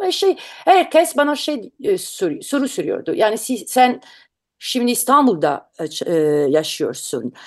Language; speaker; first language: Turkish; non-native, learner; Italian